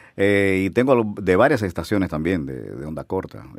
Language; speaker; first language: Spanish; native; Spanish